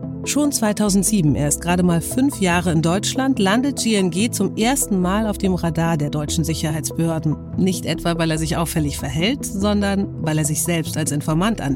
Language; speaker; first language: German; native; German